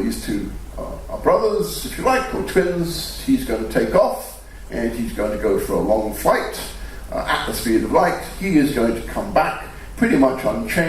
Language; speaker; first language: English; native; English